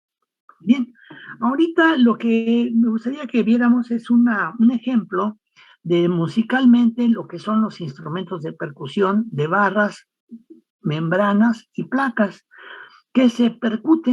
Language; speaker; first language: Spanish; native; Spanish